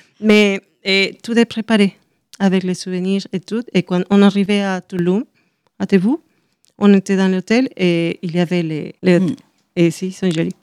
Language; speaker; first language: French; non-native, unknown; Spanish